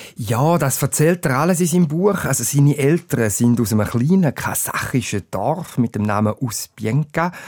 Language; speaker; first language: German; native; German